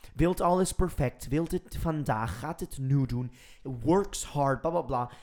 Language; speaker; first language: Dutch; non-native, fluent; English